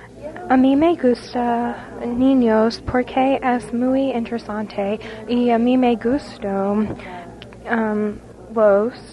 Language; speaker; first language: Spanish; non-native, learner; English